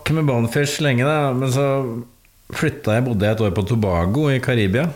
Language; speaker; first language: Norwegian; native; Norwegian